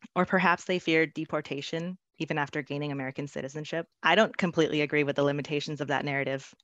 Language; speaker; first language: English; native; English